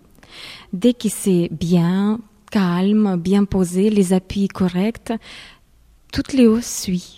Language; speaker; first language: French; non-native, fluent; Ukrainian